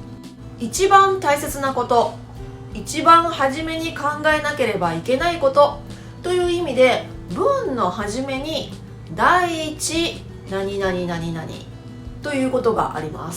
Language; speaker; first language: Japanese; native; Japanese